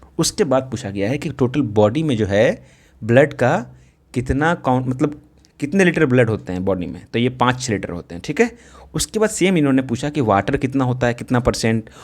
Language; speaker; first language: Hindi; native; Hindi